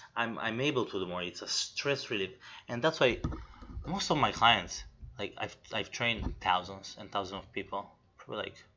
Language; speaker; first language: English; non-native, fluent; Romanian